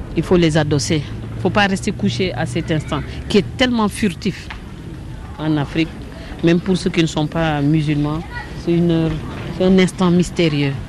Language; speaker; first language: French; non-native, local second language; Wolof